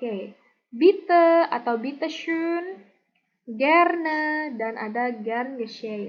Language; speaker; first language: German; non-native, learner; Indonesian